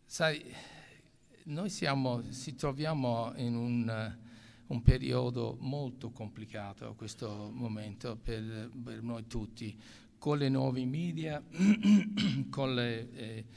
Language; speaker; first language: Italian; non-native, local second language; English